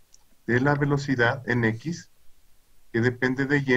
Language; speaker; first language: Spanish; native; Spanish